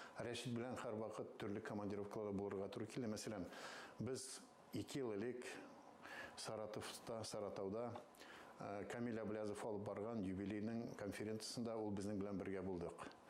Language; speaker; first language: Tatar; non-native, local second language; Russian